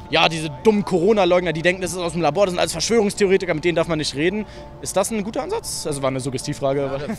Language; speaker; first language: German; native; German